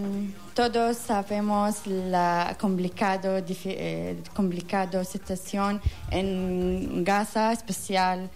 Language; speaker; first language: Spanish; non-native, learner; Arabic